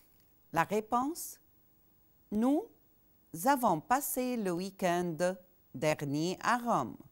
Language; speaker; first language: French; non-native, fluent; Arabic